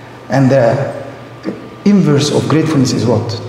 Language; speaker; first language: English; non-native, fluent; Arabic